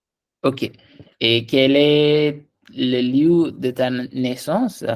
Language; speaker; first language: French; non-native, fluent; Hindi